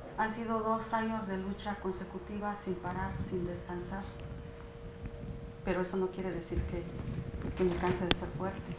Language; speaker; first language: Spanish; native; Spanish